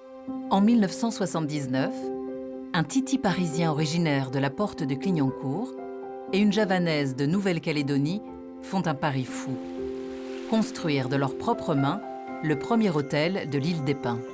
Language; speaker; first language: French; native; French